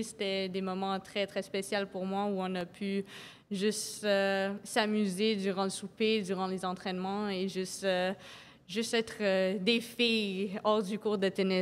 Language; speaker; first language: French; non-native, local second language; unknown